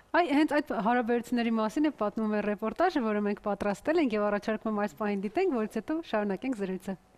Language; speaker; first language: Armenian; native; Armenian